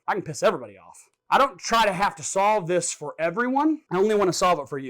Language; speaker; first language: English; native; English